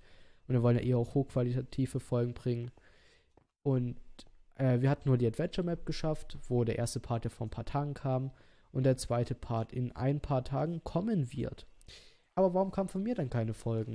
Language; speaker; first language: German; native; German